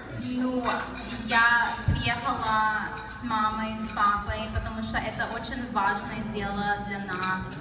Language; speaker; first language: Russian; early bilingual, heritage; English